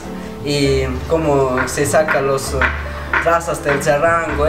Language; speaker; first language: Spanish; non-native, local second language; Quechua